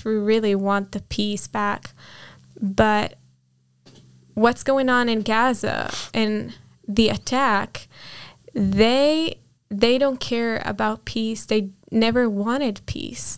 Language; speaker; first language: English; non-native, fluent; Hebrew